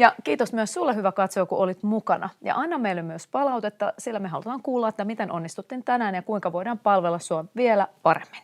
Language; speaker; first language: Finnish; native; Finnish